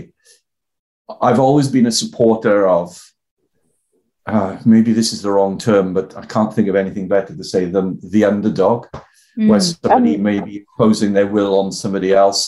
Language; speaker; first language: English; native; English